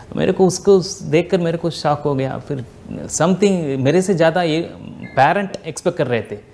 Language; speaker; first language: Hindi; non-native, local second language; Tamil